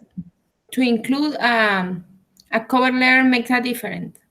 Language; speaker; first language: English; non-native, learner; Spanish